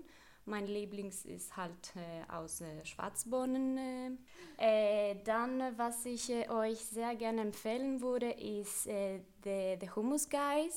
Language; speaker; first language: German; non-native, fluent; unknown